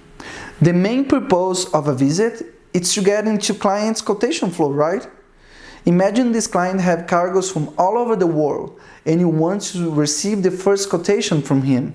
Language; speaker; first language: English; non-native, fluent; Portuguese